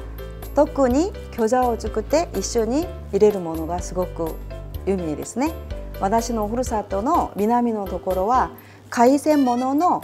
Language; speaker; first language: Japanese; non-native, fluent; Korean